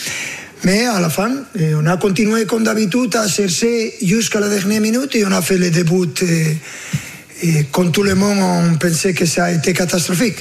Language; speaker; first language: French; non-native, fluent; Spanish